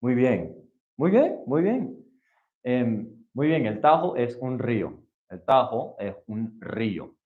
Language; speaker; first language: Spanish; non-native, fluent; English